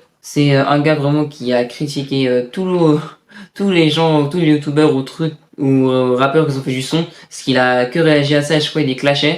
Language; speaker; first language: French; native; French